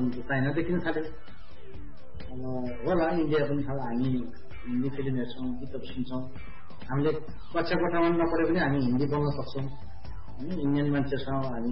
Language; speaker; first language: Nepali; non-native, local second language; Gurung